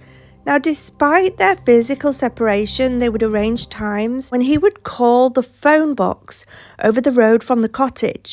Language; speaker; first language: English; native; English